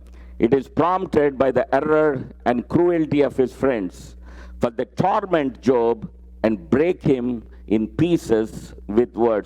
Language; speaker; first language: English; non-native, local second language; Telugu